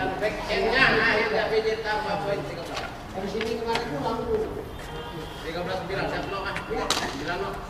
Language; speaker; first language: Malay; non-native, local second language; Javanese